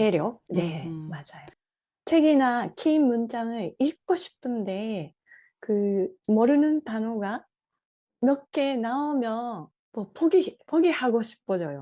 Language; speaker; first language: Korean; non-native, fluent; Japanese